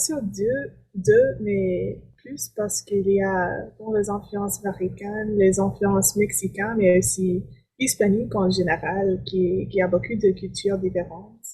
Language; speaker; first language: French; non-native, learner; English